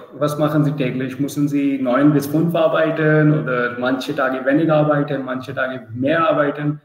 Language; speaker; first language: German; non-native, learner; Urdu